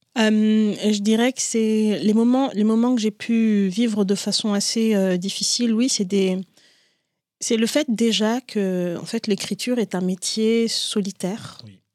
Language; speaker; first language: French; non-native, local second language; Ngazidja Comorian